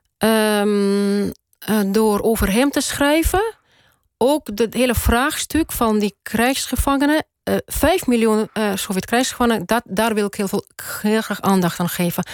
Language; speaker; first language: Dutch; non-native, fluent; Russian